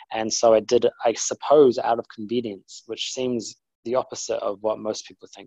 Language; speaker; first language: English; native; English